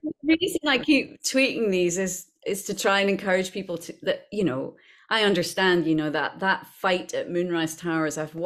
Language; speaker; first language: English; native; English